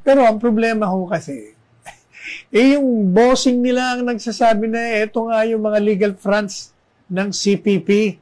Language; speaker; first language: Filipino; native; Filipino